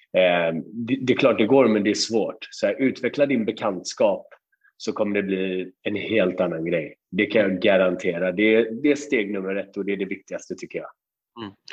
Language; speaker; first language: Swedish; early bilingual, other home language; Persian